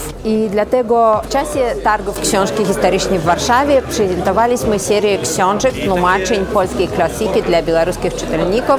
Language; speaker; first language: Polish; non-native, local second language; Belarusian